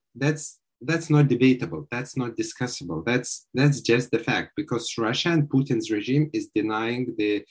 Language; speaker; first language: English; non-native, fluent; Lithuanian